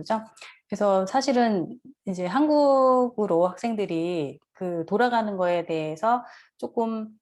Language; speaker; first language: Korean; native; Korean